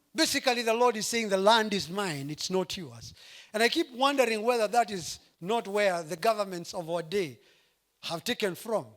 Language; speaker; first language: English; non-native, local second language; Swahili